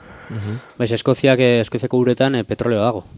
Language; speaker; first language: Basque; native; Basque